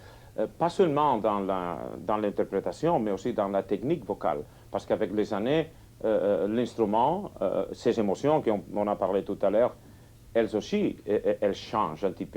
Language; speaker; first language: French; non-native, fluent; Catalan